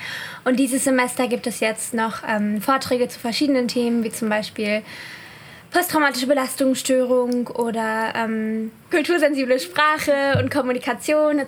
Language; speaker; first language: German; native; German